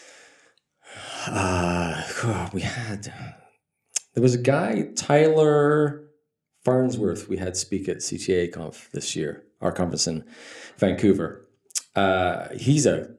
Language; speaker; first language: English; native; English